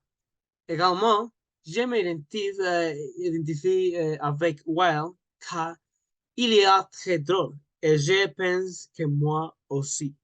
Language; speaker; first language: French; non-native, learner; Spanish